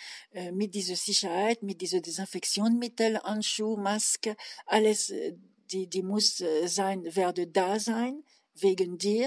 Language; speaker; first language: German; non-native, learner; French